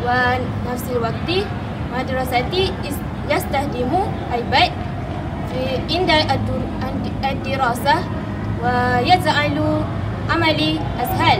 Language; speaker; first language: Arabic; non-native, learner; Malay